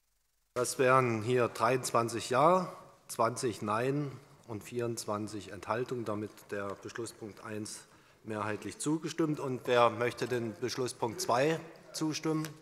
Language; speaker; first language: German; native; German